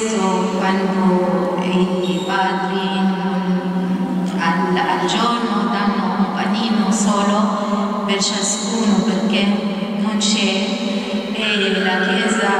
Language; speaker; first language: Italian; non-native, fluent; Arabic